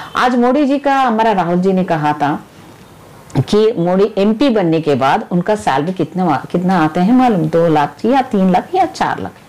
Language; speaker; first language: Hindi; non-native, local second language; Telugu